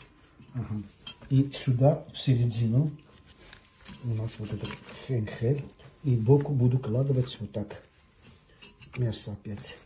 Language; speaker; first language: Russian; non-native, fluent; Armenian